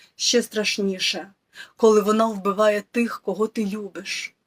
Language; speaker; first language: Ukrainian; non-native, local second language; Russian